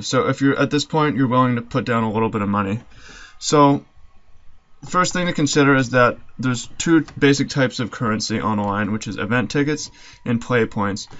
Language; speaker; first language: English; native; English